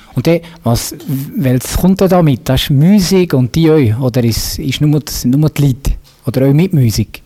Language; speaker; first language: German; native; German